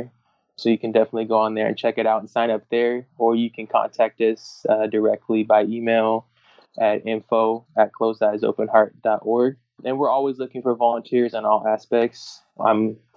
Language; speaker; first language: English; native; English